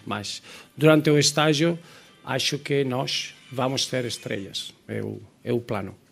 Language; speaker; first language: Portuguese; non-native, fluent; Spanish